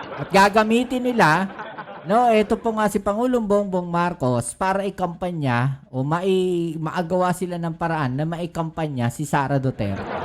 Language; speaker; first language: Filipino; native; Filipino